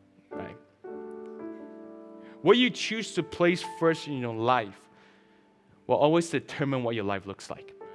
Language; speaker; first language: English; early bilingual, other home language; Chinese